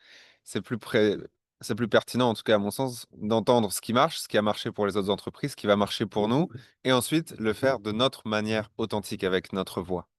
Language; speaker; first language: French; native; French